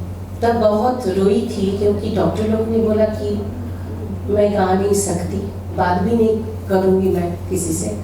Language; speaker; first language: Hindi; non-native, local second language; Bangla